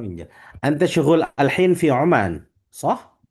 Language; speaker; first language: Arabic; non-native, fluent; Indonesian